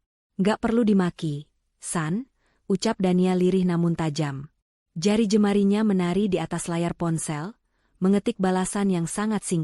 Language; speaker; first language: Indonesian; native; Indonesian